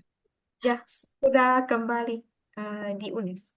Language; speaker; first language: Indonesian; non-native, learner; Vietnamese